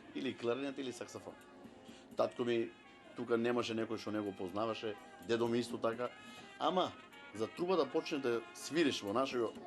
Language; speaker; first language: Macedonian; non-native, local second language; Romany